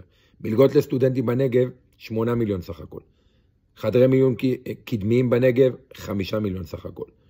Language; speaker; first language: Hebrew; native; Hebrew